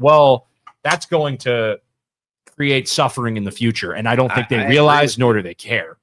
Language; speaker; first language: English; native; English